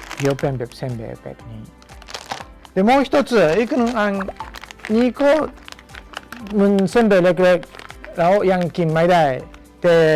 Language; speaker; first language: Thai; non-native, fluent; Japanese